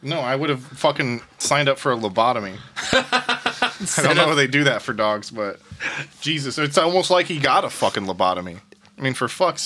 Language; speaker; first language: English; native; English